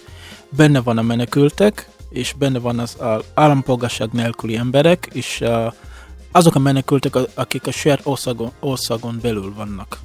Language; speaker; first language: Hungarian; non-native, fluent; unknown